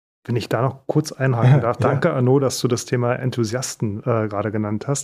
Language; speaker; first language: German; native; German